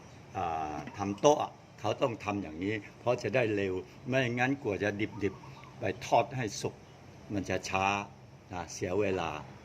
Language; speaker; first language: Thai; non-native, fluent; Chinese